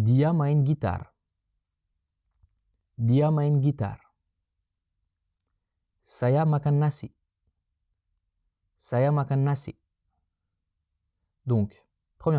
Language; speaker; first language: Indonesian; non-native, fluent; French